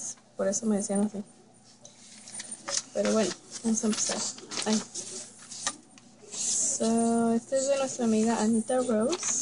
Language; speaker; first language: Spanish; early bilingual, heritage; Spanish